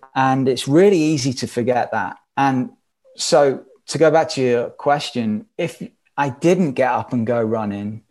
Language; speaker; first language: English; native; English